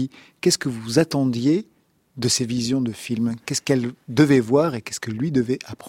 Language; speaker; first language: French; native; French